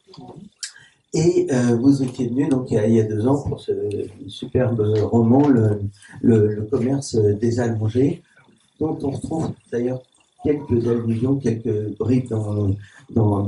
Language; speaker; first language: French; native; French